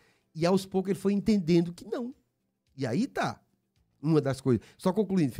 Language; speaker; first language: Portuguese; native; Portuguese